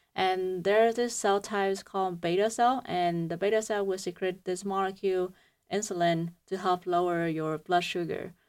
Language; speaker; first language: English; non-native, fluent; Vietnamese